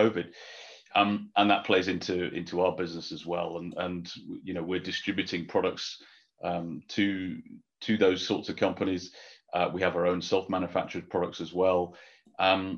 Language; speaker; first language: English; native; English